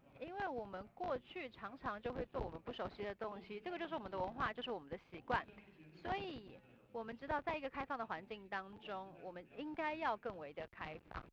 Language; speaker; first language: Chinese; non-native, fluent; Vietnamese